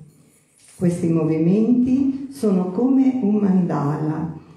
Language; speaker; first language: Italian; non-native, learner; Portuguese